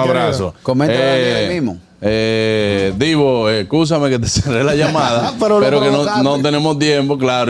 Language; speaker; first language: Spanish; native; Spanish